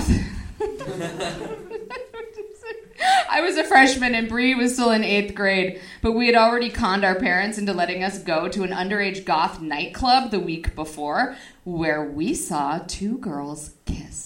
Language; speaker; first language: English; native; English